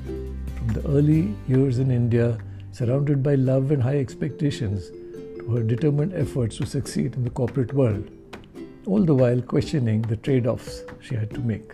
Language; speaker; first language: English; non-native, local second language; Kannada